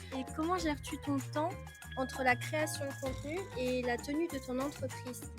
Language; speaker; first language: French; native; French